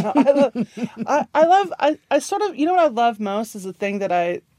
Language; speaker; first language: English; native; English